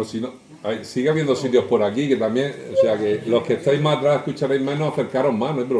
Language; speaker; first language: Spanish; native; Spanish